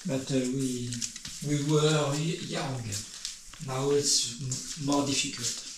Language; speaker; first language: English; non-native, learner; French